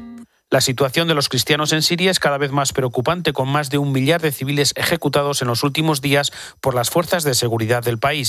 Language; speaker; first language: Spanish; native; Spanish